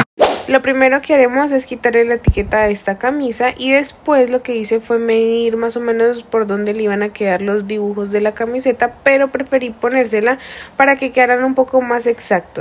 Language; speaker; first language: Spanish; native; Spanish